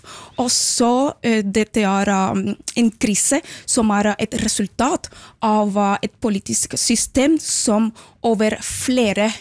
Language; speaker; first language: Norwegian; non-native, fluent; Spanish